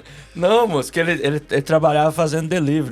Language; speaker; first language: Portuguese; native; Portuguese